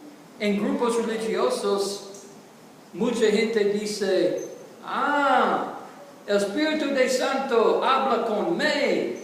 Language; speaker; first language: Spanish; non-native, learner; English